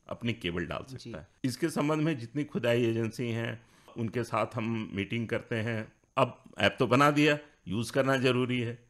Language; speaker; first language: Hindi; native; Hindi